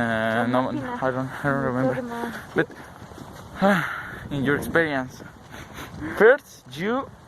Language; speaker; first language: English; non-native, learner; Spanish